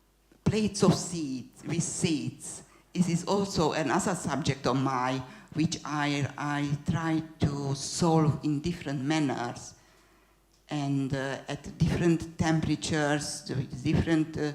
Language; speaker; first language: English; non-native, fluent; Hungarian